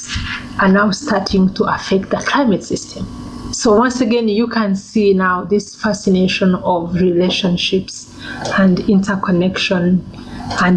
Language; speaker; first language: English; non-native, local second language; Kinyarwanda